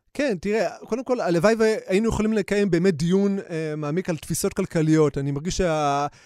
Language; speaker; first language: Hebrew; native; Hebrew